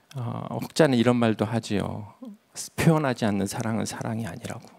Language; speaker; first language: Korean; native; Korean